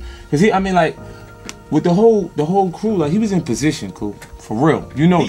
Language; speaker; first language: English; native; English